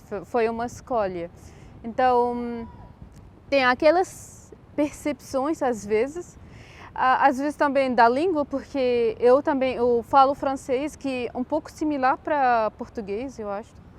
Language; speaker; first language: Portuguese; non-native, fluent; Arabic